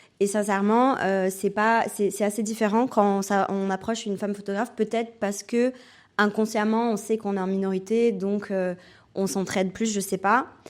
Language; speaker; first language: French; early bilingual, other home language; English